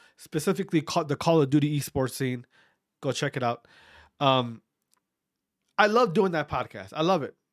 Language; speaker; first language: English; native; English